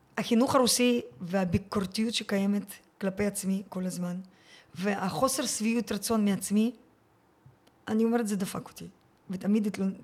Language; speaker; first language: Hebrew; early bilingual, other home language; Russian